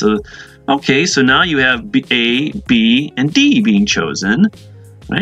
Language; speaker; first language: English; native; English